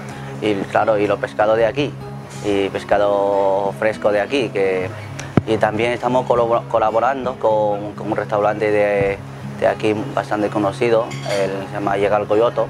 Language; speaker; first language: Spanish; non-native, learner; Chinese